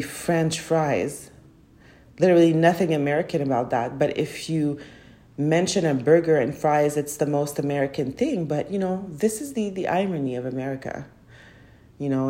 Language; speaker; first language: English; native; English